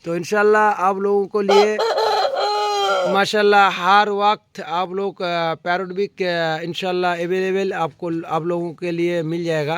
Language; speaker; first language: Hindi; non-native, local second language; Bangla